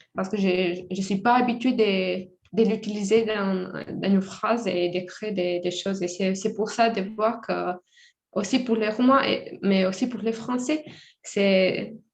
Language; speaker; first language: French; non-native, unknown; Romanian